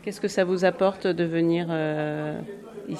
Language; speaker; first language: French; native; French